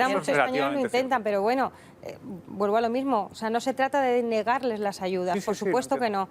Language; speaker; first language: Spanish; native; Spanish